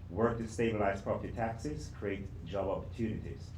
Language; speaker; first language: English; native; English